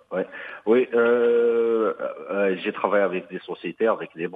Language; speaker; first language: French; non-native, local second language; Arabic